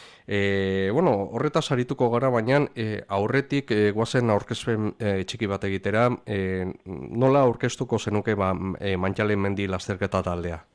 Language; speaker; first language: Basque; native; Basque